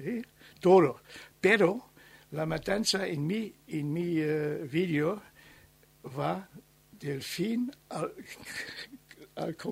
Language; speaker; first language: Spanish; non-native, learner; German